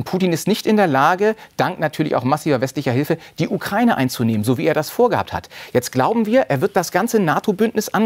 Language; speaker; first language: German; native; German